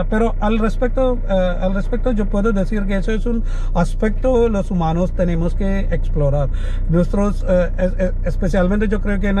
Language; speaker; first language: Spanish; non-native, learner; Malayalam